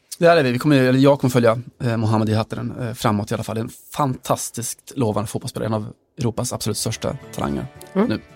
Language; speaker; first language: Swedish; native; Swedish